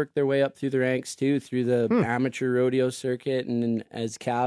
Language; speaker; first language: English; native; English